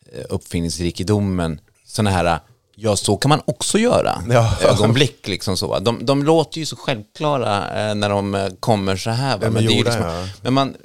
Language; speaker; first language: Swedish; native; Swedish